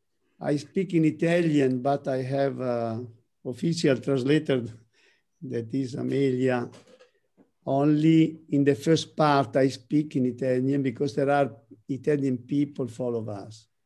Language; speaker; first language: English; non-native, learner; Italian